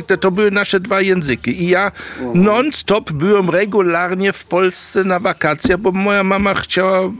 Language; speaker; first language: Polish; early bilingual, heritage; German